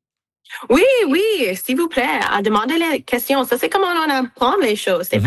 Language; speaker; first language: French; non-native, local second language; English